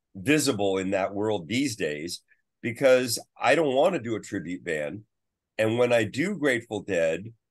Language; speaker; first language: English; native; English